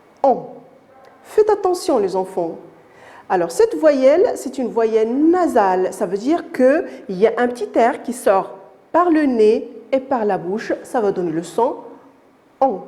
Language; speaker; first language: French; non-native, local second language; Arabic